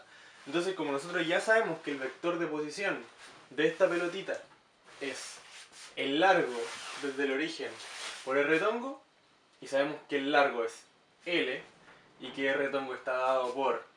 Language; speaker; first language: Spanish; native; Spanish